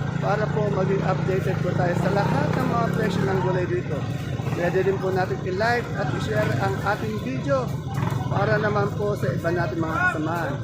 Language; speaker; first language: Filipino; native; Filipino